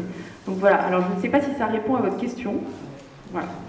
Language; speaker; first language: French; native; French